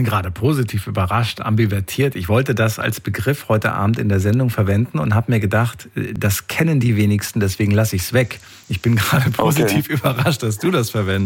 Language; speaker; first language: German; native; German